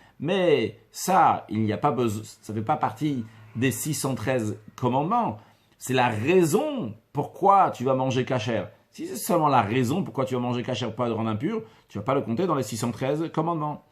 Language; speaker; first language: French; native; French